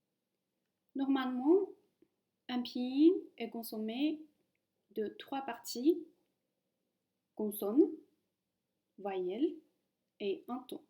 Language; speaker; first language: French; non-native, fluent; Chinese